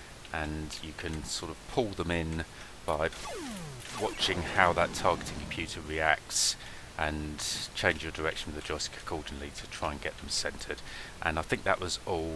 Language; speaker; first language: English; native; English